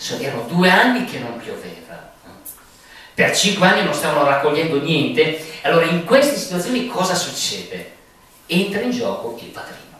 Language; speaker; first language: Italian; native; Italian